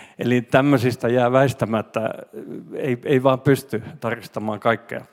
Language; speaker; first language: Finnish; non-native, local second language; Swedish